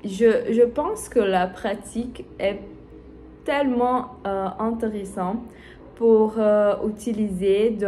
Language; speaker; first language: French; non-native, learner; Portuguese